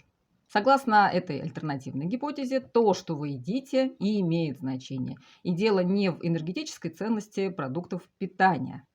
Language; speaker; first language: Russian; native; Russian